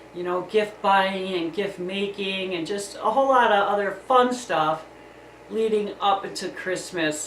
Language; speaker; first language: English; native; English